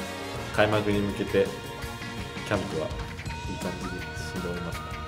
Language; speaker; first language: Japanese; native; Japanese